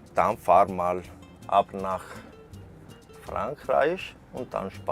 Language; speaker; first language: German; non-native, fluent; Italian